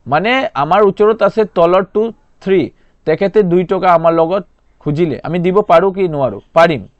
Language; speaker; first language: Hindi; non-native, local second language; Assamese